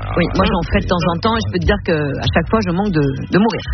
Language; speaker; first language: French; native; French